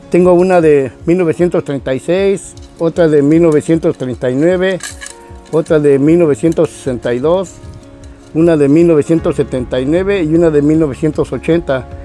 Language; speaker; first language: Spanish; native; Spanish